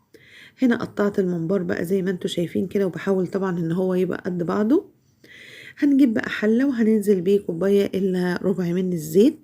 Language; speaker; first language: Arabic; native; Arabic